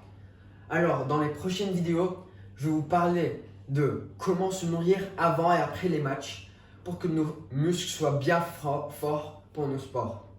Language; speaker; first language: French; non-native, fluent; English